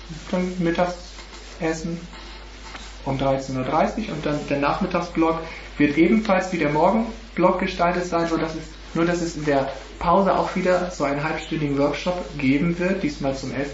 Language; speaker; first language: German; native; German